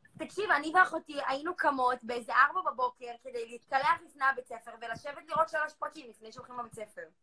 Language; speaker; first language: Hebrew; native; Hebrew